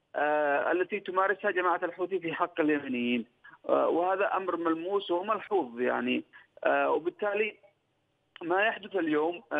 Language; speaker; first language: Arabic; native; Arabic